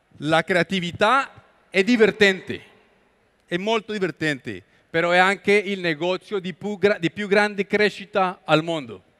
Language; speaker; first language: Italian; non-native, learner; Spanish